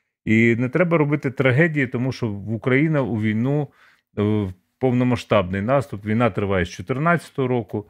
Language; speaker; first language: Ukrainian; native; Ukrainian